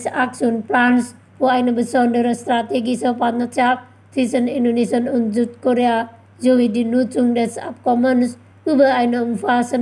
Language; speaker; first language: German; non-native, fluent; Indonesian